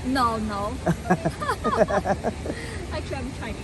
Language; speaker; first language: English; non-native, learner; Chinese